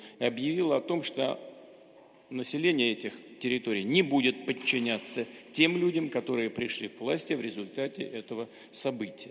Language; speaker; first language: Russian; native; Russian